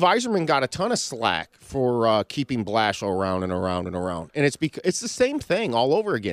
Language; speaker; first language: English; native; English